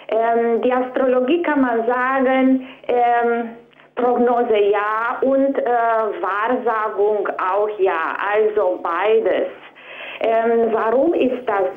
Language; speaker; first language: German; non-native, fluent; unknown